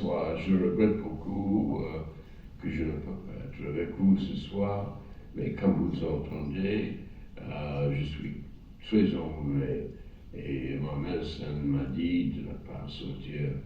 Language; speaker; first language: French; non-native, fluent; English